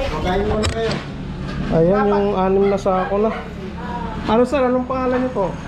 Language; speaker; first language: Filipino; native; Filipino